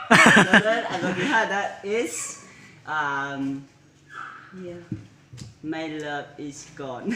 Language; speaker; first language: English; non-native, learner; Hmong